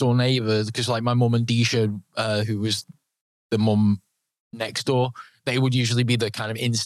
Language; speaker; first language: English; native; English